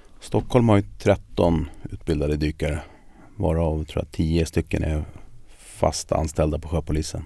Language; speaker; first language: Swedish; early bilingual, other home language; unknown